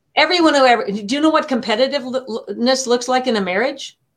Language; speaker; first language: English; native; English